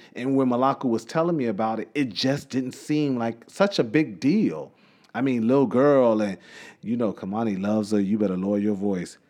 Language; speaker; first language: English; native; English